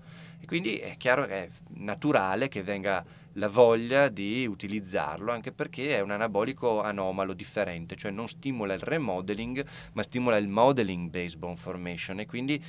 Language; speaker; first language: Italian; native; Italian